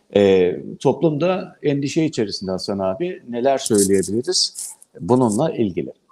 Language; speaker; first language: Turkish; native; Turkish